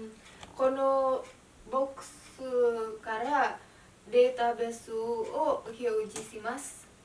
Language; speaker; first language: Japanese; non-native, learner; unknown